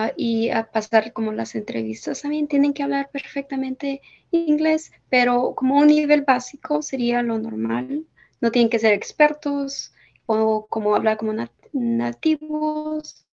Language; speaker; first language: Spanish; early bilingual, heritage; Spanish